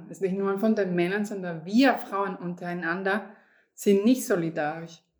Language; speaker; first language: German; non-native, fluent; Spanish